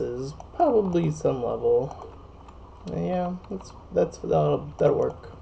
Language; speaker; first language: English; native; English